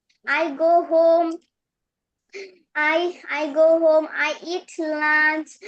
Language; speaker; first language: English; non-native, learner; Bangla